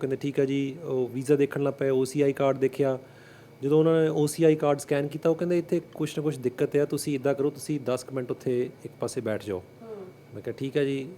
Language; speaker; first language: Punjabi; early bilingual, heritage; Punjabi